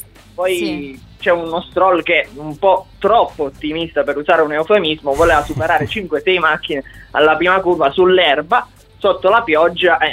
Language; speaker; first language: Italian; native; Italian